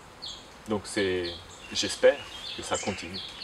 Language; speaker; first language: French; non-native, fluent; Japanese